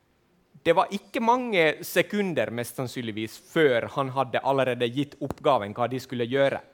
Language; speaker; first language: Swedish; non-native, fluent; Finnish